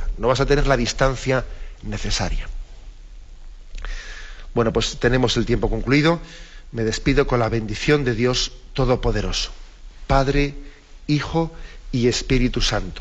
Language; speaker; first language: Spanish; native; Spanish